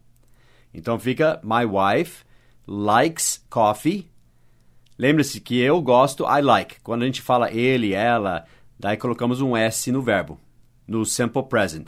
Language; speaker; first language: Portuguese; non-native, fluent; English